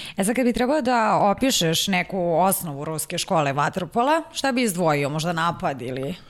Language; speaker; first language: Serbian; native; Serbian